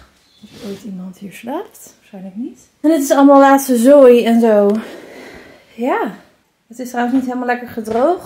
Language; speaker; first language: Dutch; native; Dutch